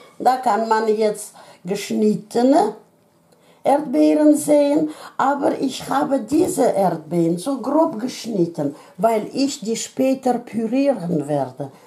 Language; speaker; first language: German; non-native, fluent; Russian